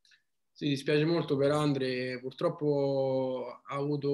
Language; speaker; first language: Italian; native; Italian